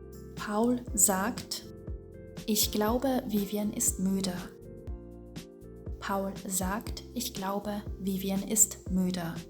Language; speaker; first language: German; non-native, fluent; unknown